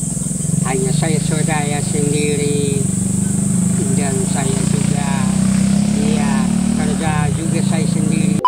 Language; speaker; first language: Indonesian; non-native, local second language; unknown